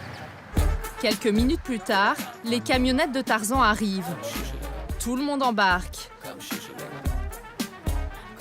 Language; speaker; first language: French; native; French